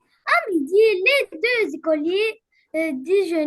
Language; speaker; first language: French; non-native, learner; Arabic